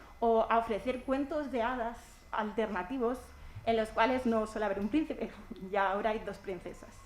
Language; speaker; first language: Spanish; native; Spanish